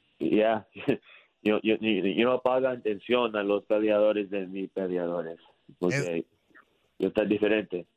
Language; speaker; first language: Spanish; early bilingual, heritage; English